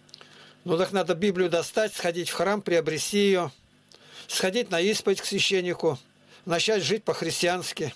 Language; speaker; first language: Russian; native; Russian